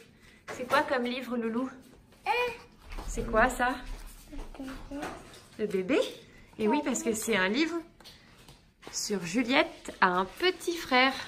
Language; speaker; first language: French; native; French